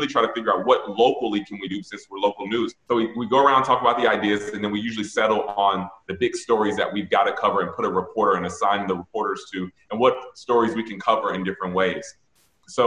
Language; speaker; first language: English; native; English